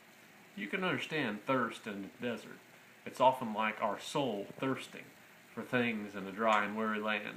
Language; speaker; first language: English; native; English